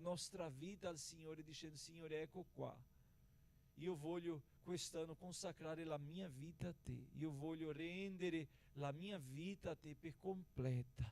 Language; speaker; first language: Italian; non-native, fluent; Portuguese